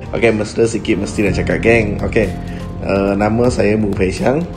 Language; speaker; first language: Malay; non-native, local second language; Chinese